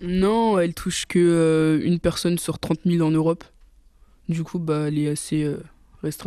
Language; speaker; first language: French; native; French